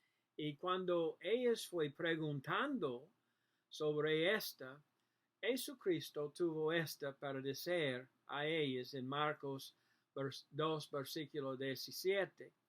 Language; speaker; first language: Spanish; non-native, learner; English